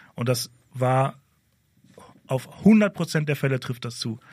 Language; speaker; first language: German; native; German